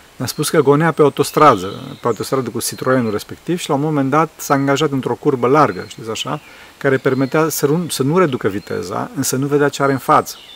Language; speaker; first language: Romanian; early bilingual, heritage; Romanian